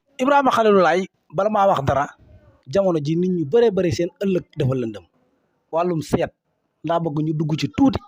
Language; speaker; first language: Wolof; native; Wolof